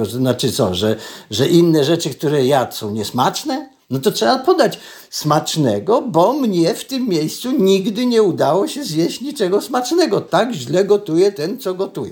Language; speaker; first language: Polish; native; Polish